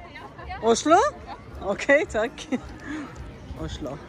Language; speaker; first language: Norwegian; non-native, learner; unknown